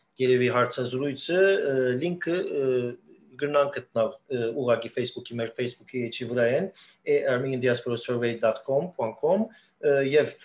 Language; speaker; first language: Armenian; early bilingual, heritage; Armenian